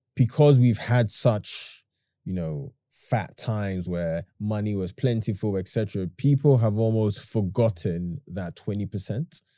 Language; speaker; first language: English; native; English